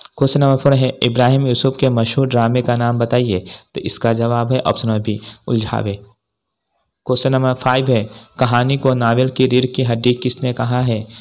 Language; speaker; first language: Urdu; native; Urdu